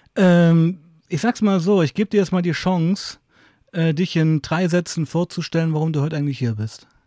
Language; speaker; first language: German; native; German